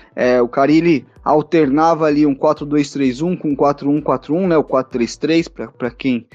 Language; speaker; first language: Portuguese; native; Portuguese